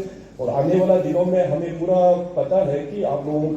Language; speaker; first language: Hindi; non-native, local second language; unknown